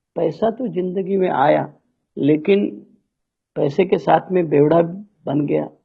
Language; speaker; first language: Hindi; non-native, local second language; Marathi